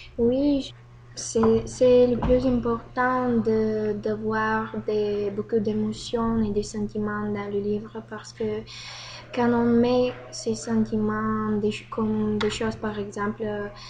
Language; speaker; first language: French; non-native, learner; Bulgarian